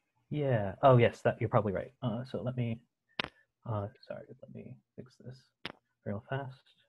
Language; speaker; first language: English; native; English